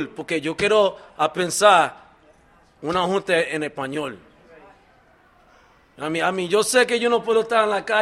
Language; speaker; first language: Spanish; early bilingual, heritage; Spanish